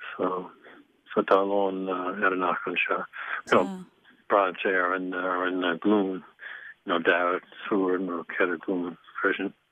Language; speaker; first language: Irish; non-native, learner; English